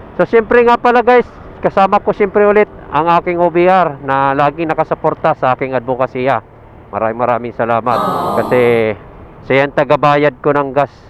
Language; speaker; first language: Filipino; native; Filipino